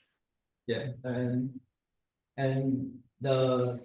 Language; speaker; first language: English; non-native, learner; Chinese